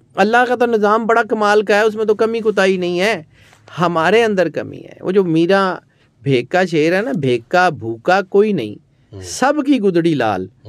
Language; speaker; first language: Urdu; non-native, local second language; Punjabi